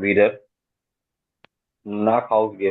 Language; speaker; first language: German; non-native, learner; Hindi